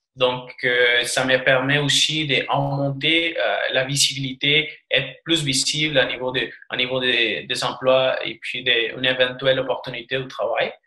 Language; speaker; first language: French; non-native, fluent; Spanish